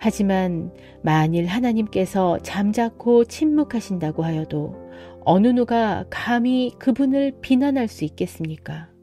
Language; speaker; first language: Korean; native; Korean